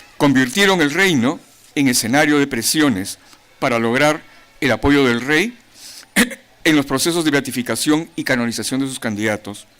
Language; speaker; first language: Spanish; native; Spanish